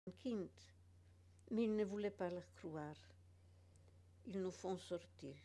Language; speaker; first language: French; non-native, fluent; Polish